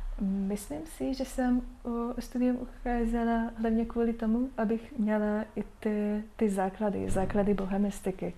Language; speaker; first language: Czech; non-native, fluent; Hungarian